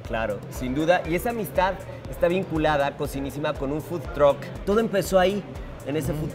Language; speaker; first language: Spanish; native; Spanish